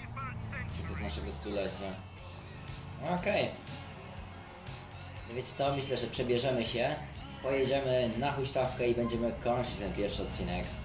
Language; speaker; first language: Polish; native; Polish